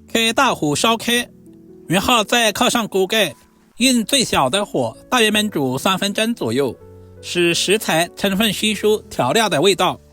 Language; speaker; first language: Chinese; native; Chinese